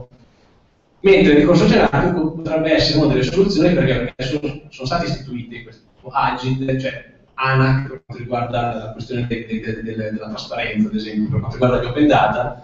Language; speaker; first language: Italian; native; Italian